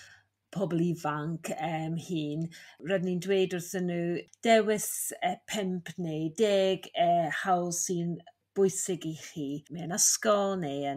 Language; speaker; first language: Welsh; non-native, fluent; English